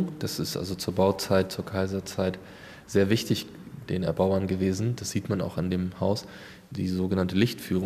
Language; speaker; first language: German; native; German